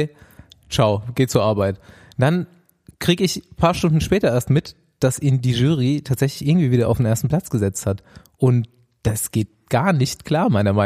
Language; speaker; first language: German; native; German